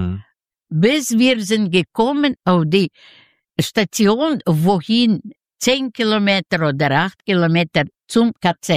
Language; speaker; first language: German; non-native, learner; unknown